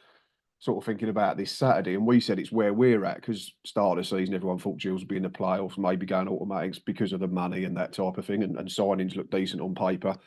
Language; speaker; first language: English; native; English